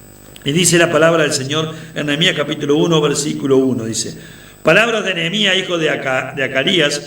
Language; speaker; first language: Spanish; native; Spanish